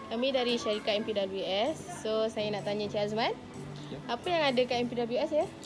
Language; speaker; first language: Malay; native; Malay